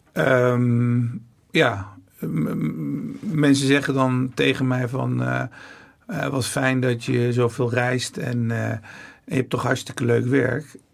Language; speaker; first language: Dutch; early bilingual, other home language; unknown